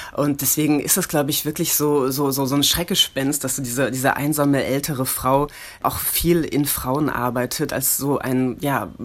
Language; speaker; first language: German; native; German